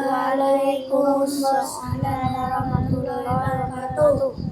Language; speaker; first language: Arabic; non-native, learner; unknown